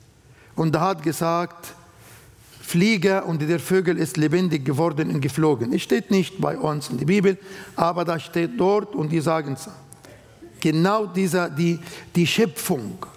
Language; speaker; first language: German; non-native, fluent; Arabic